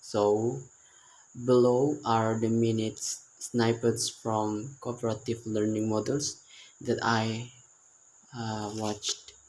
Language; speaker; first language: English; non-native, learner; Indonesian